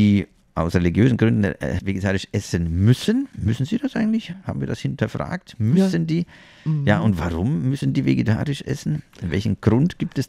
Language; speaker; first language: German; native; German